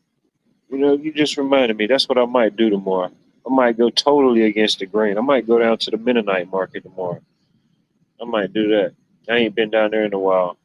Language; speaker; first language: English; native; English